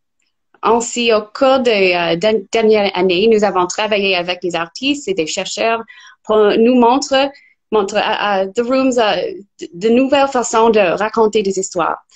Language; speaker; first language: French; non-native, fluent; English